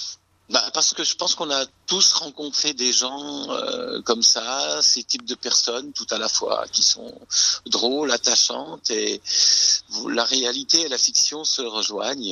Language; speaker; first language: French; native; French